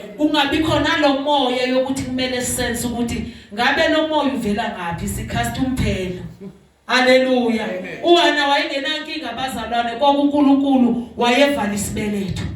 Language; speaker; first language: Zulu; non-native, local second language; Xhosa